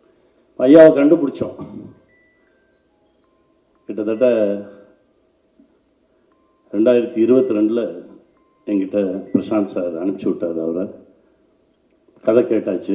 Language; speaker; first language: Tamil; native; Tamil